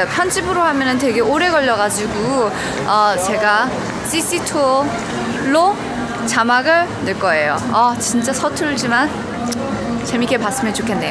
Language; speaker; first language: Korean; early bilingual, heritage; Korean